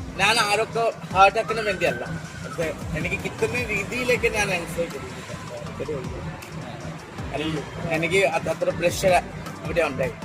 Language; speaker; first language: Malayalam; non-native, fluent; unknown